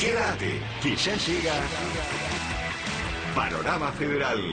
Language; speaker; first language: Spanish; native; Spanish